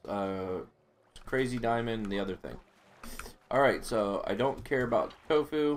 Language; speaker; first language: English; native; English